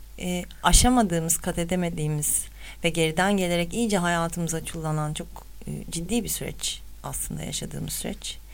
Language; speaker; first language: Turkish; native; Turkish